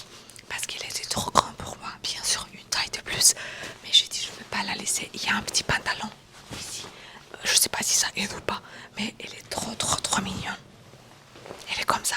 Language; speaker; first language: French; non-native, fluent; Romanian